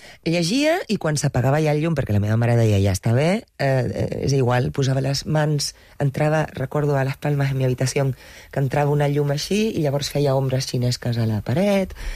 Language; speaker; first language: Catalan; non-native, local second language; Spanish